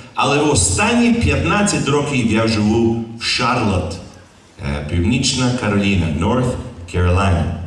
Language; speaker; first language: Ukrainian; early bilingual, heritage; Ukrainian